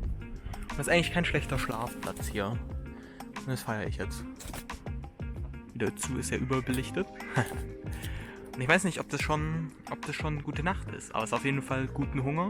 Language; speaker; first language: German; native; German